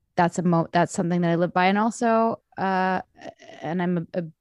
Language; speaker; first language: English; native; English